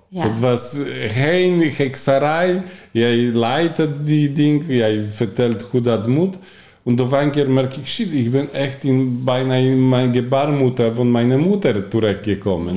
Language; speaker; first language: German; non-native, learner; Polish